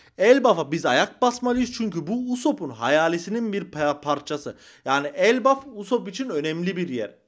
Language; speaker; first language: Turkish; early bilingual, heritage; Turkish